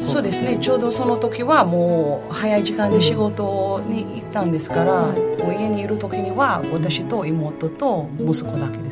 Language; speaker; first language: Japanese; non-native, fluent; Filipino